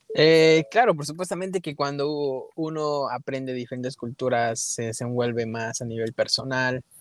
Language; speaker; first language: Spanish; early bilingual, heritage; Spanish